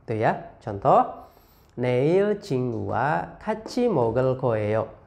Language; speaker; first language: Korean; non-native, fluent; Indonesian